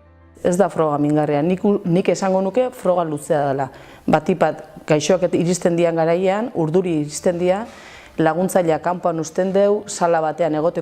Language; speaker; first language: Basque; native; Basque